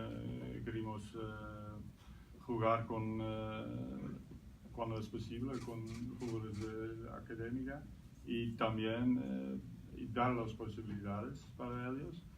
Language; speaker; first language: Spanish; non-native, learner; Dutch